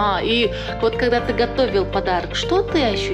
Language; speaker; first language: Russian; native; Russian